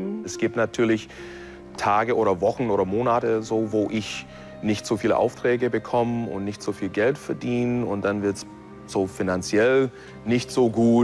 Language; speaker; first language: German; non-native, fluent; English